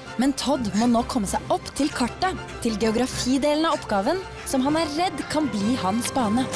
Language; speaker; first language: Norwegian; native; Norwegian